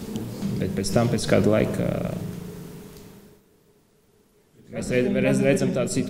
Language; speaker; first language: Latvian; non-native, local second language; Russian